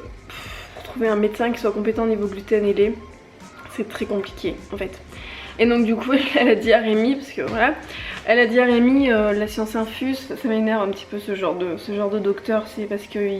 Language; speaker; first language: French; native; French